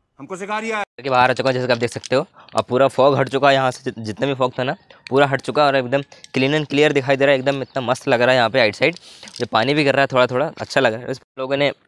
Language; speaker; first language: Hindi; native; Hindi